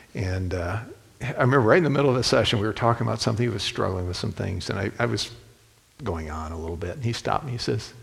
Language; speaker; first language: English; native; English